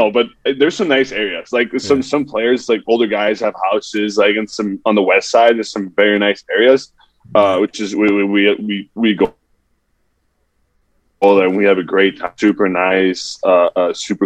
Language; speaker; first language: English; non-native, fluent; French